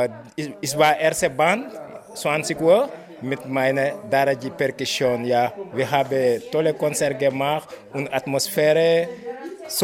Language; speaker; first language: German; non-native, learner; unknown